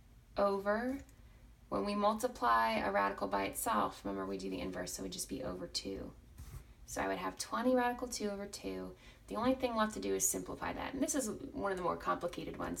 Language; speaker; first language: English; native; English